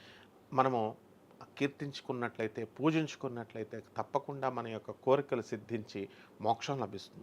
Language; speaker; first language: Telugu; native; Telugu